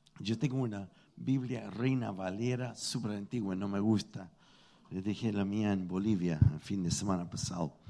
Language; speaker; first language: Spanish; non-native, fluent; English